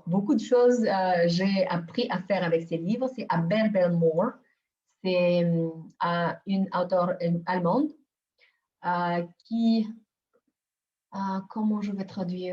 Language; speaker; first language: French; non-native, fluent; Bulgarian